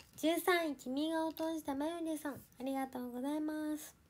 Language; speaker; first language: Japanese; native; Japanese